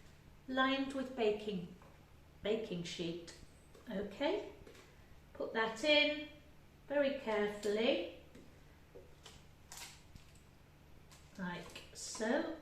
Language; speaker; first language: English; native; English